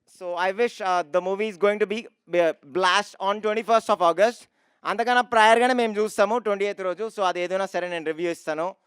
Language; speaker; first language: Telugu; native; Telugu